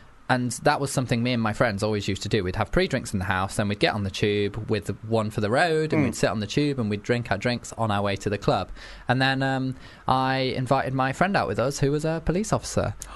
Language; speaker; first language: English; native; English